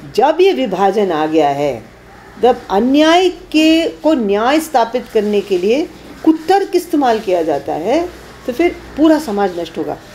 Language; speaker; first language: Hindi; native; Hindi